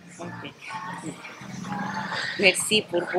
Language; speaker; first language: French; non-native, fluent; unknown